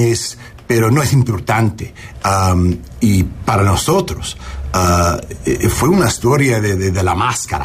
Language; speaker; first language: Spanish; non-native, learner; English